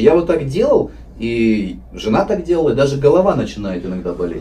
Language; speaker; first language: Russian; native; Russian